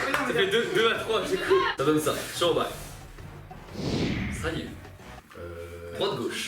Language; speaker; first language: French; native; French